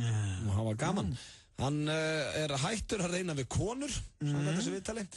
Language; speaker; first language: Icelandic; native; Icelandic